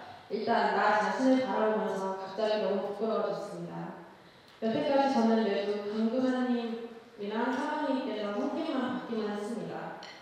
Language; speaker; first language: Korean; early bilingual, heritage; Korean